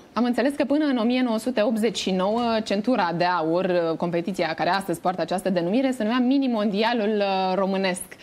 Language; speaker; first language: Romanian; native; Romanian